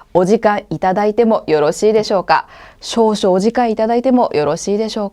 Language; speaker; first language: Japanese; non-native, fluent; Korean